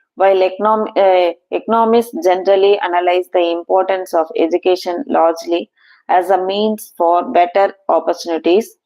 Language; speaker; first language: English; non-native, local second language; Tamil